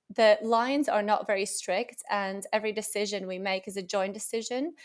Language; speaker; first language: English; non-native, fluent; Latvian